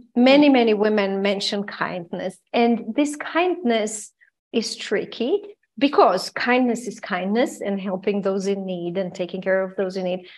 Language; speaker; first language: English; non-native, fluent; Croatian